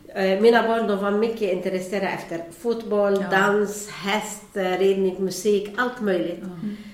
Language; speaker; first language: Swedish; non-native, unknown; Arabic